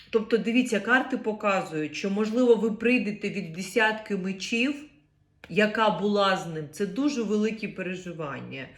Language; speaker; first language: Ukrainian; non-native, local second language; Russian